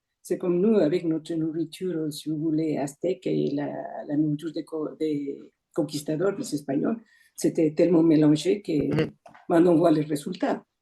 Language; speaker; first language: French; non-native, fluent; Spanish